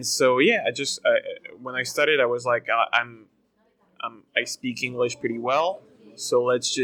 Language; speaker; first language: English; non-native, fluent; French